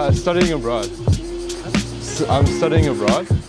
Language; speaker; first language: English; native; English